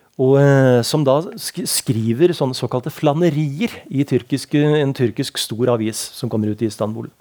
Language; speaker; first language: Norwegian; native; Norwegian